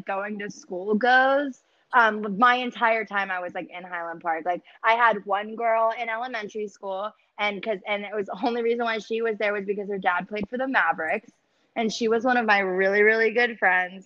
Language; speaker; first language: English; native; English